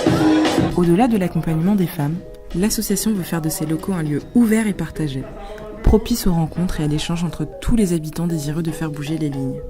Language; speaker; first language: French; native; French